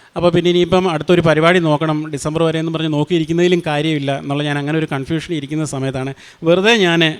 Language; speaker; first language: Malayalam; native; Malayalam